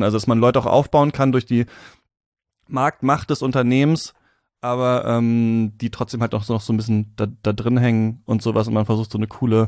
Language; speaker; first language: German; native; German